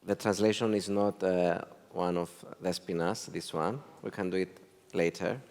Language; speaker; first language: English; non-native, fluent; Greek